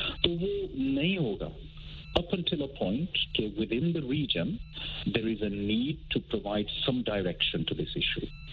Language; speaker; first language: English; non-native, local second language; Urdu